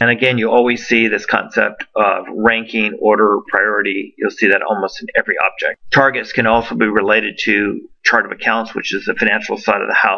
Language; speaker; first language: English; native; English